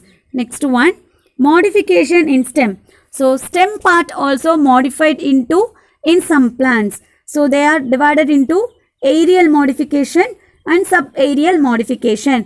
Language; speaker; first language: English; non-native, local second language; Tamil